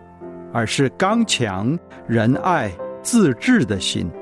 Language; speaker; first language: Chinese; native; Chinese